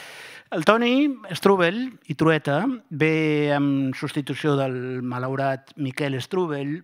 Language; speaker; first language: Catalan; native; Catalan